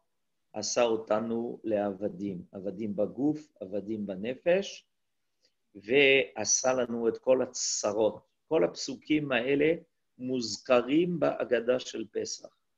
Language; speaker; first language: Hebrew; non-native, fluent; French